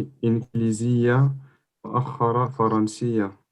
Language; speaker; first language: Arabic; non-native, learner; French